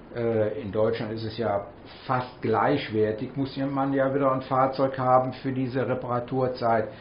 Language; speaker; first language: German; native; German